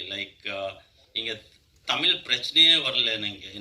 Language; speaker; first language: Tamil; non-native, learner; Kannada